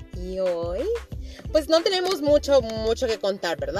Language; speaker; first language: Spanish; early bilingual, heritage; Spanish